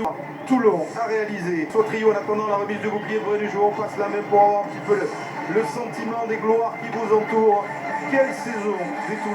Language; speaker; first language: French; native; French